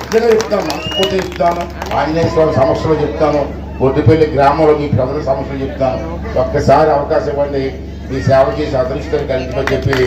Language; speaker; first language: Telugu; native; Telugu